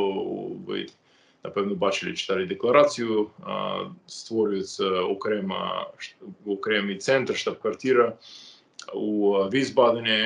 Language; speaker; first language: Ukrainian; non-native, fluent; English